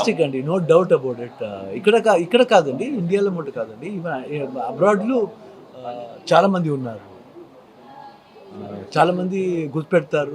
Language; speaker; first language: Telugu; non-native, learner; Kannada